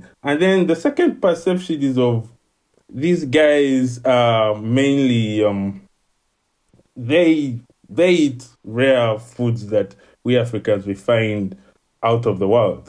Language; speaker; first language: English; non-native, local second language; Ganda